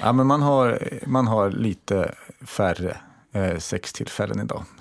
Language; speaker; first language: Swedish; native; Swedish